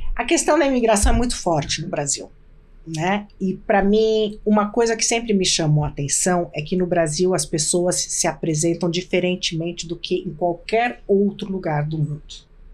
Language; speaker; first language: Portuguese; early bilingual, other home language; Arabic